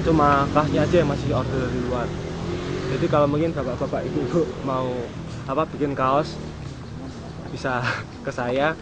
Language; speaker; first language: Indonesian; non-native, local second language; Javanese